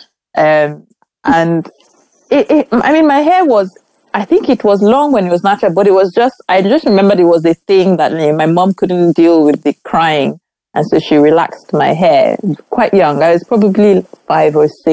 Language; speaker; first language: English; non-native, local second language; Igbo